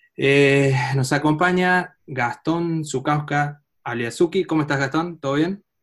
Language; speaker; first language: Spanish; native; Spanish